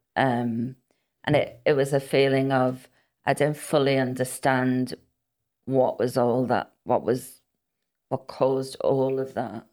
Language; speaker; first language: English; non-native, local second language; Welsh